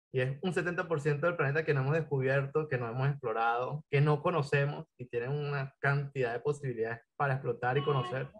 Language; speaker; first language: Spanish; native; Spanish